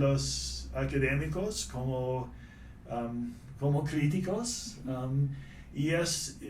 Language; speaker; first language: Spanish; non-native, fluent; English